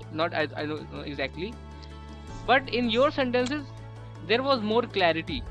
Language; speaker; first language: English; non-native, local second language; Hindi